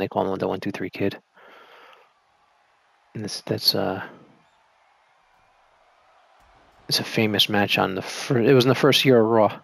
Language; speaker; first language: English; native; English